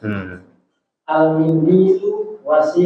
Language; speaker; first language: Arabic; non-native, learner; Indonesian